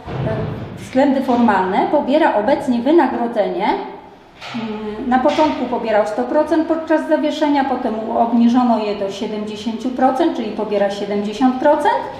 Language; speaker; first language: Polish; native; Polish